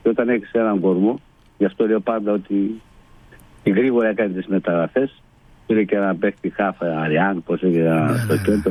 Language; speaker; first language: Greek; non-native, fluent; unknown